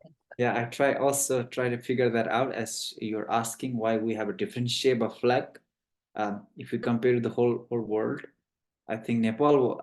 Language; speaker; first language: English; non-native, fluent; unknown